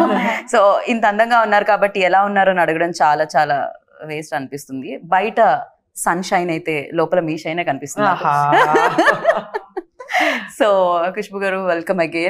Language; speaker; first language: Telugu; native; Telugu